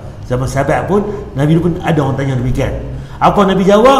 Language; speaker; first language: Malay; native; Malay